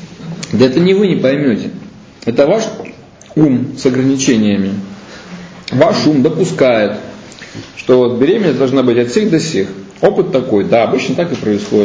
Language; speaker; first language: Russian; native; Russian